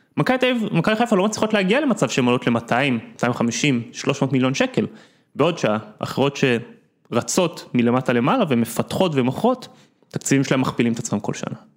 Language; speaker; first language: Hebrew; native; Hebrew